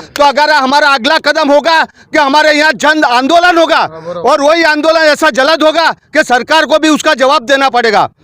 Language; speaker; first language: Hindi; non-native, local second language; Gujarati